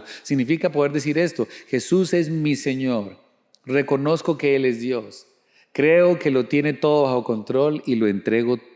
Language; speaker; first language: Spanish; native; Spanish